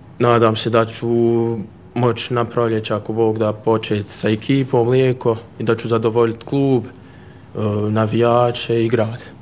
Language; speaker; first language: Croatian; early bilingual, heritage; Bosnian